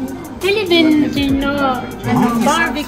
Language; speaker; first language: Japanese; non-native, learner; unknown